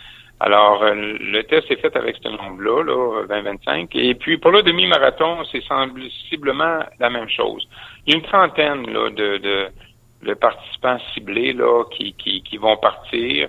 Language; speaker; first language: French; native; French